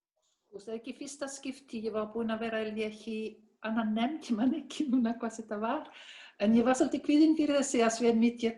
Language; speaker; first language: Icelandic; non-native, learner; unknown